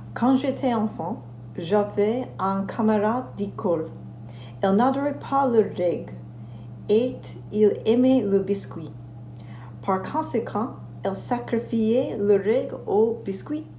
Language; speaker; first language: French; non-native, learner; English